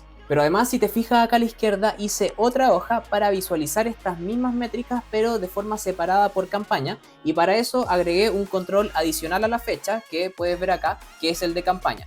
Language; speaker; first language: Spanish; native; Spanish